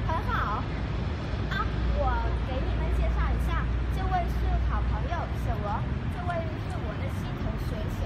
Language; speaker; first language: Chinese; non-native, learner; Vietnamese